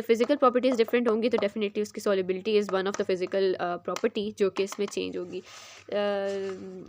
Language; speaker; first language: Hindi; native; Hindi